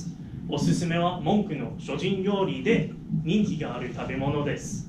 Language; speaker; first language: Japanese; non-native, learner; English